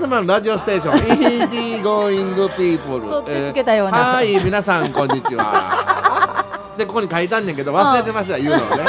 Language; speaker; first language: Japanese; native; Japanese